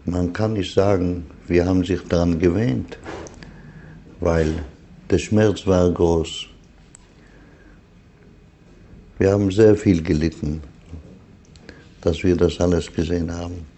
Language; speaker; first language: German; non-native, learner; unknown